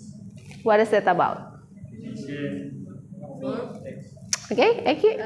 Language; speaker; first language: English; non-native, fluent; Indonesian